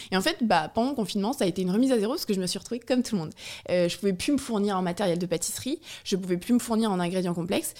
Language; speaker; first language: French; native; French